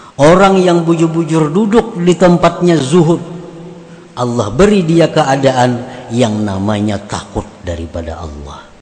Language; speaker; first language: Indonesian; non-native, local second language; Banjar